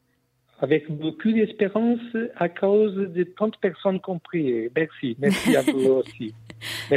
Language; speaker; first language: French; non-native, learner; Portuguese